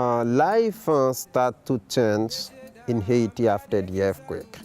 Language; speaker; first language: English; non-native, local second language; Haitian Creole